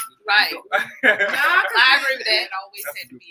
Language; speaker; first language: English; native; English